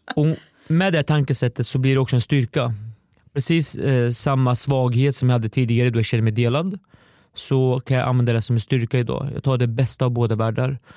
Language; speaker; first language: Swedish; early bilingual, other home language; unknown